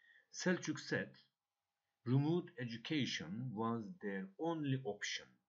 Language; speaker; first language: English; non-native, fluent; Turkish